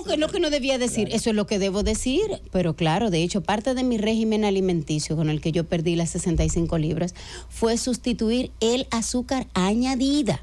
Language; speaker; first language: Spanish; native; Spanish